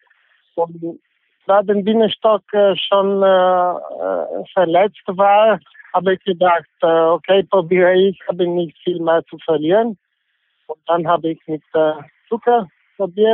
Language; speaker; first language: German; non-native, fluent; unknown